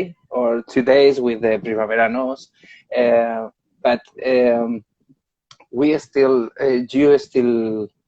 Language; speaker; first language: English; non-native, learner; Spanish